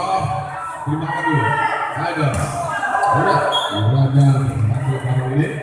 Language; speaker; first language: Indonesian; non-native, local second language; Achinese